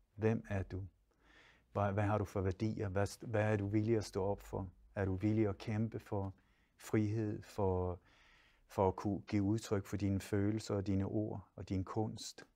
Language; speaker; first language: Danish; native; Danish